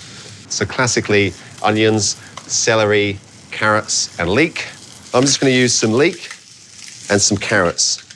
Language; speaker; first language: English; native; English